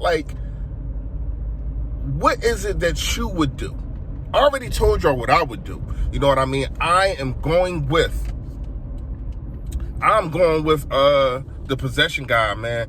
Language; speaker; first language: English; native; English